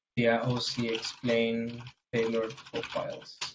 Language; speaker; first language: Spanish; native; Spanish